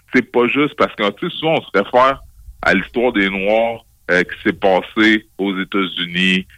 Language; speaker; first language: French; native; French